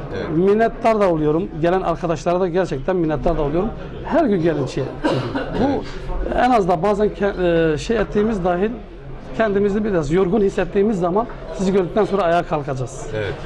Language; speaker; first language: Turkish; native; Turkish